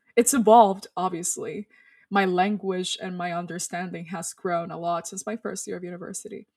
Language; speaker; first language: English; non-native, fluent; Spanish